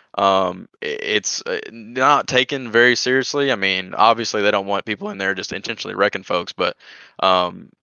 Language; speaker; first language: English; native; English